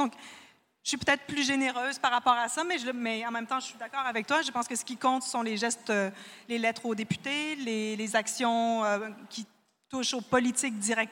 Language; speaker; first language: French; native; French